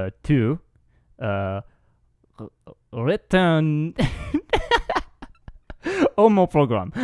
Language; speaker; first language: French; non-native, learner; English